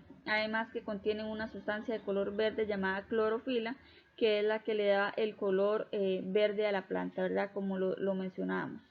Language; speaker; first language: Spanish; native; Spanish